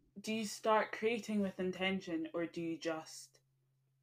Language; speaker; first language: English; native; English